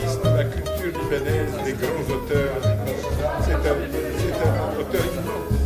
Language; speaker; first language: French; non-native, local second language; Arabic